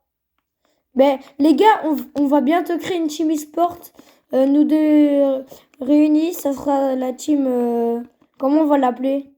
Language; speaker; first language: French; native; French